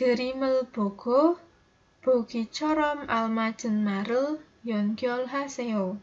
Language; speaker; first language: Korean; non-native, learner; Indonesian